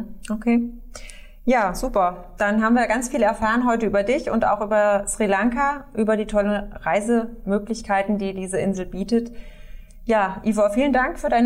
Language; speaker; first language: German; native; German